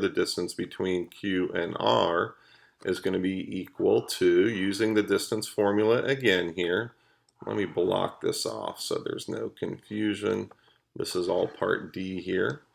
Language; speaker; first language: English; native; English